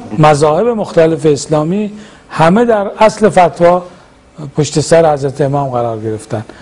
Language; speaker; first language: Persian; native; Persian